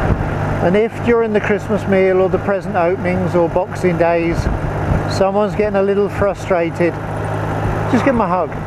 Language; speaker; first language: English; native; English